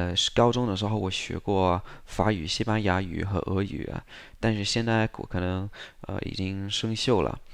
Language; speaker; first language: Chinese; non-native, fluent; English